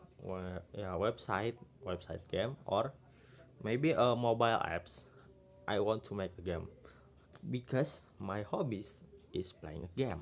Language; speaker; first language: English; non-native, learner; Indonesian